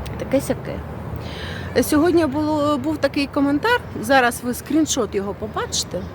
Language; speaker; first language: Ukrainian; non-native, local second language; Russian